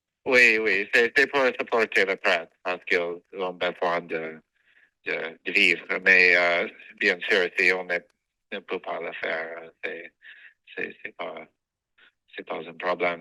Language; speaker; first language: French; non-native, fluent; English